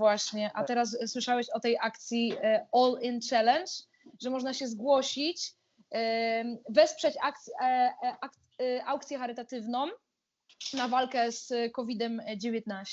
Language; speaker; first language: Polish; native; Polish